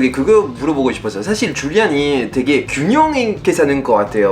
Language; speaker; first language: Korean; non-native, fluent; French